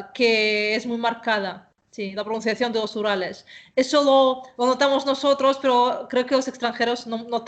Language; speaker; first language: Spanish; non-native, fluent; Russian